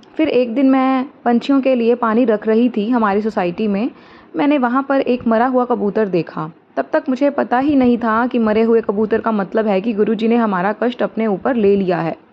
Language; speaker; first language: Hindi; native; Hindi